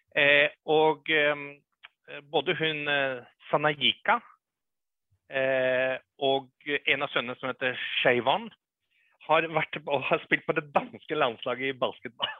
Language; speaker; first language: Norwegian; early bilingual, other home language; English